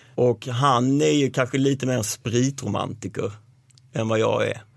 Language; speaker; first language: Swedish; native; Swedish